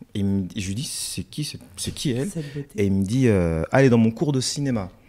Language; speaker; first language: French; native; French